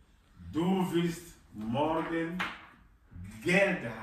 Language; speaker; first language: German; non-native, fluent; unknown